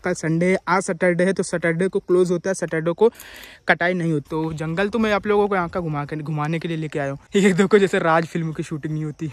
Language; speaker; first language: Hindi; native; Hindi